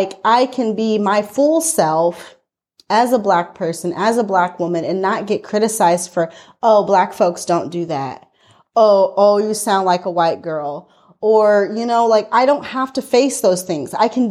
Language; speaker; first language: English; native; English